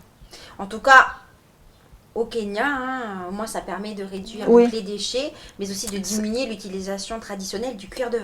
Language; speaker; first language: French; native; French